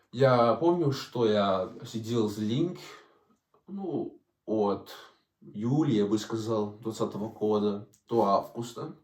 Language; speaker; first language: Russian; non-native, fluent; Danish